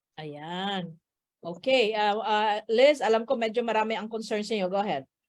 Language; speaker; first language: Filipino; non-native, local second language; Cebuano